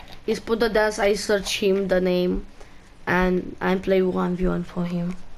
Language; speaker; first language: English; non-native, learner; Romanian